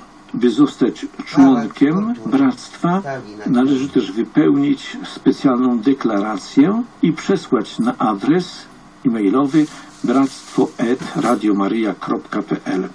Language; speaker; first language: Polish; native; Polish